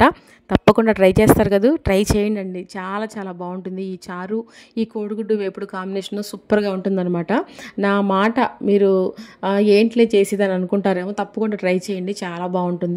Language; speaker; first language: Telugu; native; Telugu